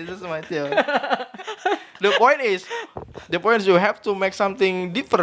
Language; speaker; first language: English; non-native, learner; Indonesian